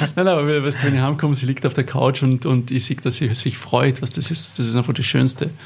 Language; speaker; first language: German; native; German